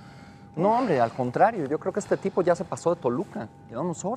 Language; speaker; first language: Spanish; native; Spanish